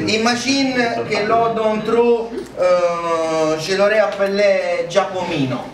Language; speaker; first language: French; non-native, learner; Italian